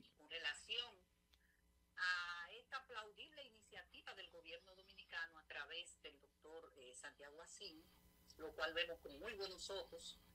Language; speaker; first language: Spanish; native; Spanish